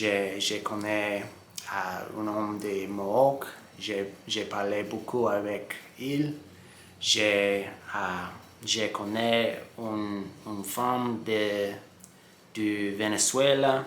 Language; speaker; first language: French; non-native, learner; English